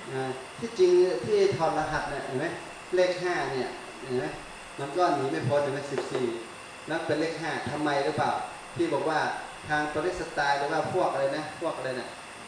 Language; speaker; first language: Thai; native; Thai